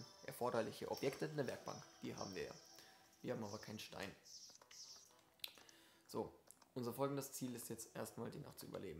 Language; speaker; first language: German; native; German